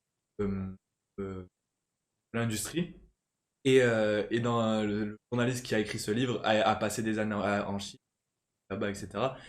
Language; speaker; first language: French; native; French